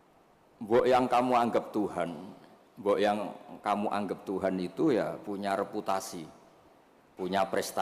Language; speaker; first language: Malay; non-native, local second language; Javanese